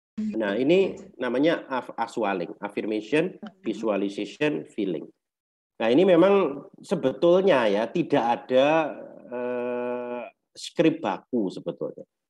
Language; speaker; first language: Indonesian; native; Indonesian